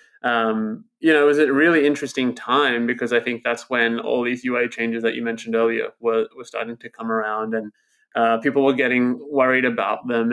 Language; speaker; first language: English; native; English